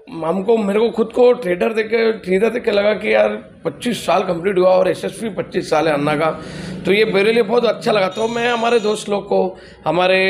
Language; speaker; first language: Hindi; non-native, local second language; Telugu